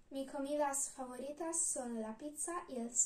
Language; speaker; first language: Spanish; non-native, learner; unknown